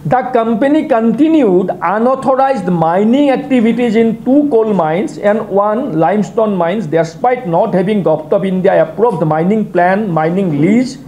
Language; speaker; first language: English; non-native, local second language; Assamese